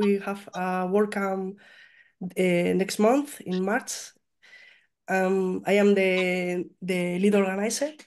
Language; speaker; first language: English; non-native, learner; Spanish